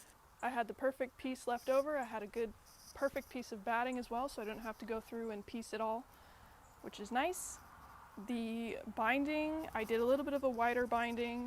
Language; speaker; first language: English; native; English